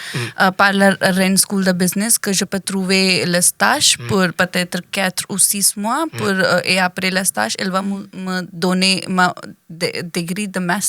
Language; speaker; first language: French; non-native, learner; Hindi